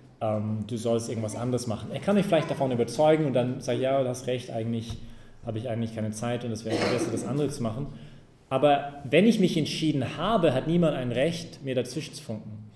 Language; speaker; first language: German; non-native, fluent; English